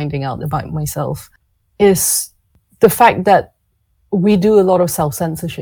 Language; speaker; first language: English; non-native, local second language; Cantonese